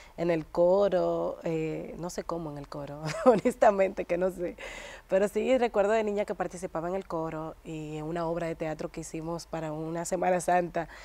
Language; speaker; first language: Spanish; native; Spanish